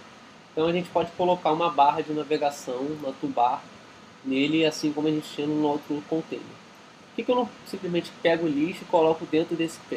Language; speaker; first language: Portuguese; native; Portuguese